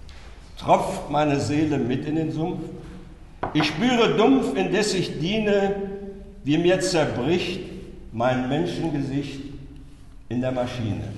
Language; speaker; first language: German; native; German